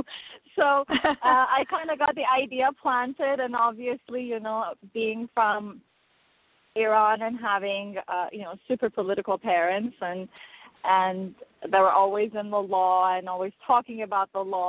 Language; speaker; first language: English; non-native, fluent; Persian